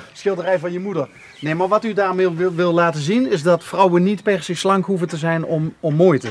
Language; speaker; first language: Dutch; native; Dutch